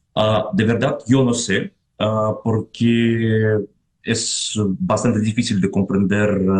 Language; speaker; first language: Spanish; non-native, fluent; Russian